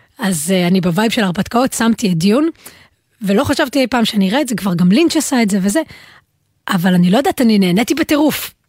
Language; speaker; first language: Hebrew; native; Hebrew